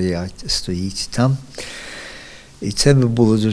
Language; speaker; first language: Ukrainian; early bilingual, heritage; Ukrainian